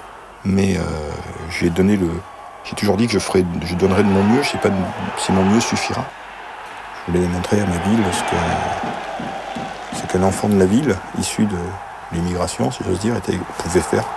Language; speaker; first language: French; native; French